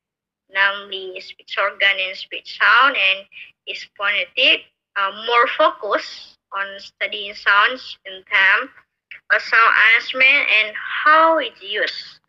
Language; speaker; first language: English; non-native, learner; Indonesian